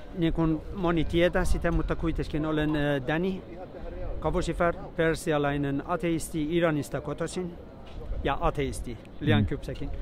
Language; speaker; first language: Finnish; non-native, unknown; Persian